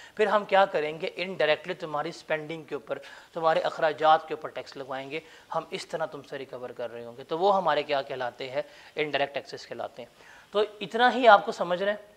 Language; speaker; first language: Urdu; non-native, local second language; Punjabi